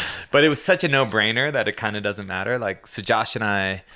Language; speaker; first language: English; native; English